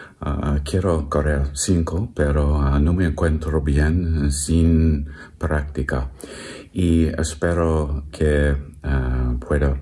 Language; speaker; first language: Spanish; non-native, learner; English